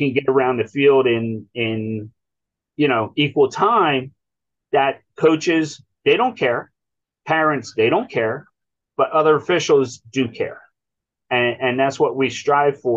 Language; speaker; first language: English; native; English